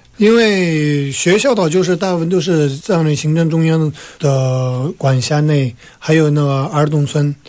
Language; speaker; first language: Chinese; non-native, local second language; Tibetan